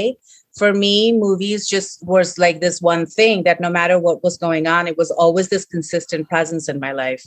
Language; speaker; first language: English; non-native, local second language; Hindi